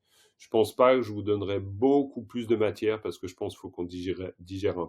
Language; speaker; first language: French; native; French